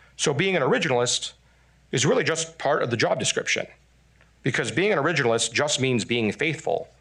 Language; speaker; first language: English; non-native, fluent; Chinese